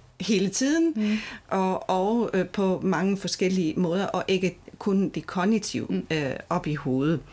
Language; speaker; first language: Danish; non-native, fluent; Italian